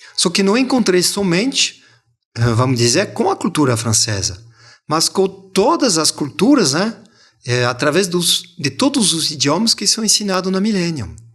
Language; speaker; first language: Portuguese; non-native, fluent; French